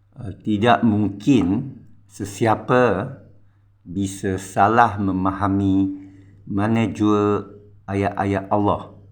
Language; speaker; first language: Malay; non-native, local second language; Min Nan Chinese